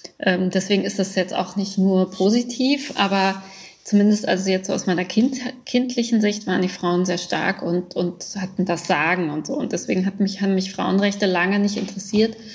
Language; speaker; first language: German; early bilingual, other home language; Persian